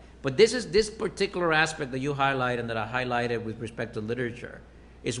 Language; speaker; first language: English; early bilingual, other home language; Spanish